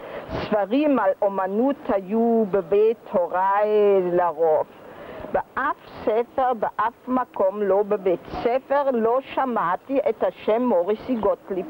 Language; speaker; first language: Hebrew; early bilingual, other home language; German